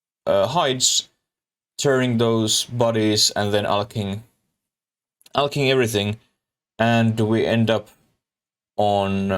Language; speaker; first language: English; non-native, learner; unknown